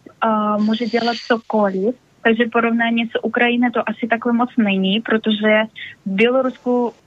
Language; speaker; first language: Czech; non-native, learner; Russian